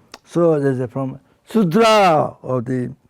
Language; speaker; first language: English; non-native, fluent; Sherpa